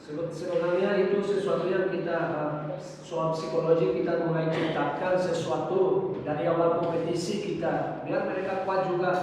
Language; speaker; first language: Indonesian; non-native, fluent; Portuguese